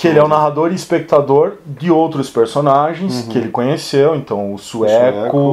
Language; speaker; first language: Portuguese; native; Portuguese